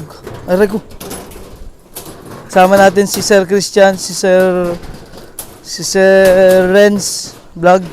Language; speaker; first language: Filipino; native; Filipino